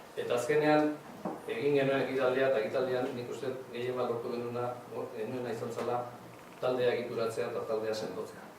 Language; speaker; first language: Basque; native; Basque